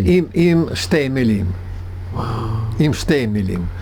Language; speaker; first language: Hebrew; non-native, learner; Russian